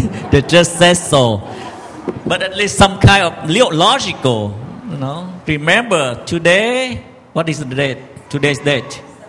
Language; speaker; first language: English; non-native, fluent; Vietnamese